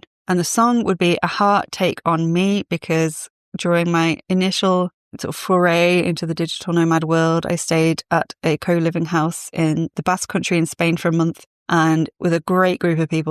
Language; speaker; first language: English; native; English